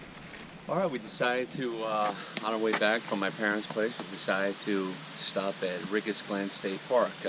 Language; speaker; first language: English; native; English